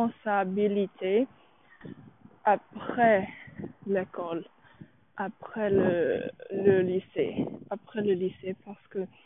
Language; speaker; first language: French; non-native, learner; English